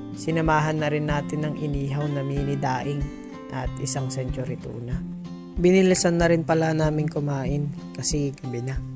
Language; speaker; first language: Filipino; native; Filipino